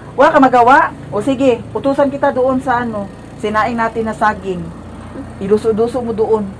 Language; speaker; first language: Filipino; non-native, local second language; Cebuano